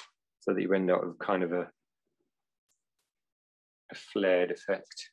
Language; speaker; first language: English; native; English